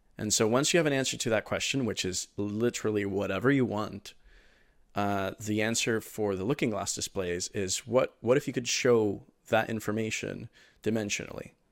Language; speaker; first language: English; early bilingual, other home language; Spanish